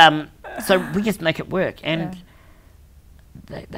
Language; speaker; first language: English; native; English